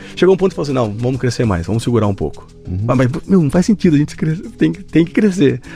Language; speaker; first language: Portuguese; native; Portuguese